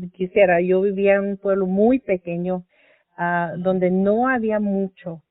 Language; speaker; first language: Spanish; early bilingual, heritage; Spanish